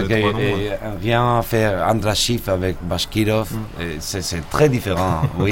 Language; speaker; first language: French; non-native, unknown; Spanish